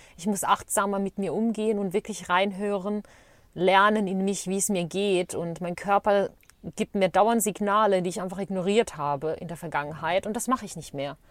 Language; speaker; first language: German; early bilingual, other home language; Bosnian